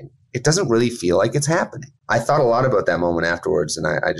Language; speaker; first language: English; native; English